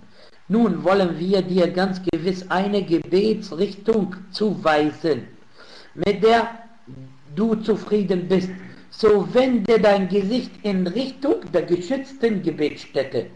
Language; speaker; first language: German; non-native, fluent; Arabic